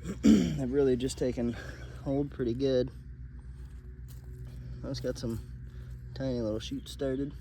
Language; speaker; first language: English; native; English